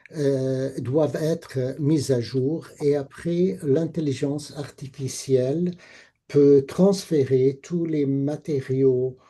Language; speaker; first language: French; non-native, fluent; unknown